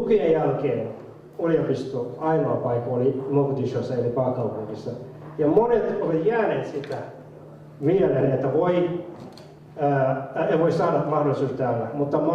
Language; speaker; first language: Finnish; non-native, fluent; Somali